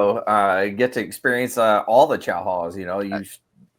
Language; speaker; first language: English; native; English